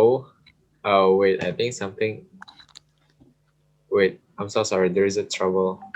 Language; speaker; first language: English; non-native, fluent; Indonesian